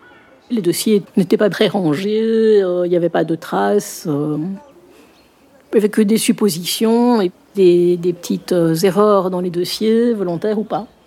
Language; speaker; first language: French; native; French